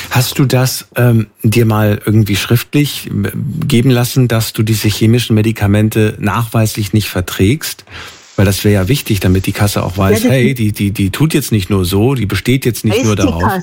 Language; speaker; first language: German; native; German